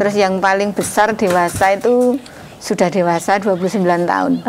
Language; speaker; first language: Indonesian; native; Indonesian